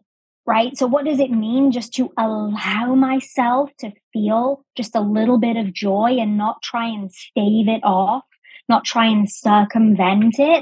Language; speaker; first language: English; native; English